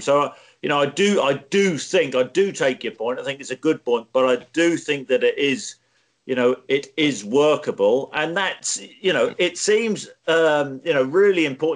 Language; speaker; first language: English; native; English